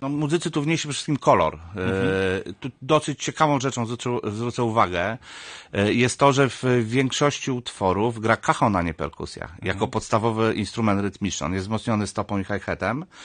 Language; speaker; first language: Polish; native; Polish